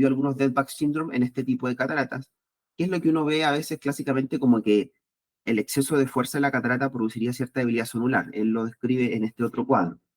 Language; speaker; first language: Spanish; native; Spanish